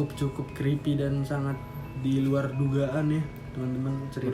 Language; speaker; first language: Indonesian; native; Indonesian